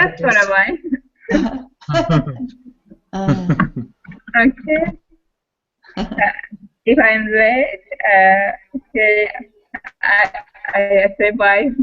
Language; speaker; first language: English; non-native, learner; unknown